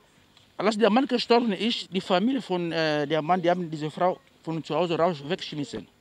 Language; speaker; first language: German; non-native, fluent; Portuguese